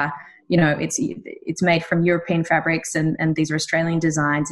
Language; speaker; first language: English; native; English